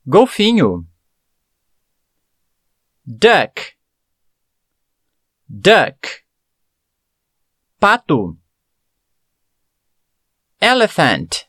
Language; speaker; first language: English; non-native, fluent; Portuguese